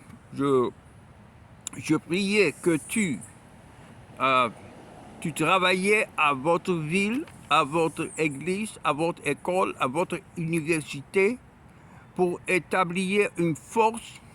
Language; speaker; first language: French; non-native, learner; Arabic